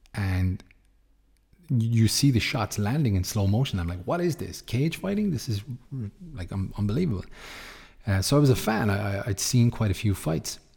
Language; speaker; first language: English; native; English